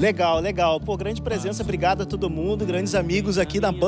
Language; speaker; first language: Portuguese; native; Portuguese